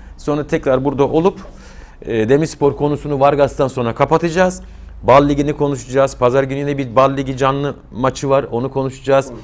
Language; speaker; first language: Turkish; native; Turkish